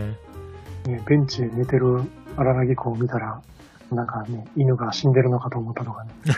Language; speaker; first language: Japanese; native; Japanese